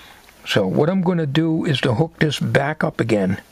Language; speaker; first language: English; native; English